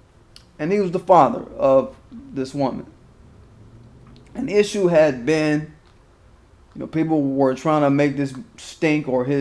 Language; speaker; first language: English; native; English